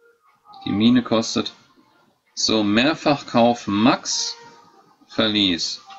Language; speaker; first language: German; native; German